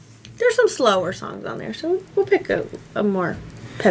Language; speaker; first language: English; native; English